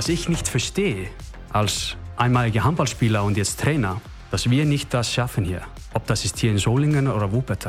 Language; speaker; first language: German; non-native, learner; Icelandic